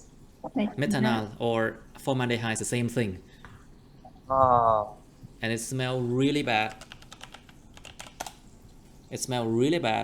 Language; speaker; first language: English; non-native, fluent; Vietnamese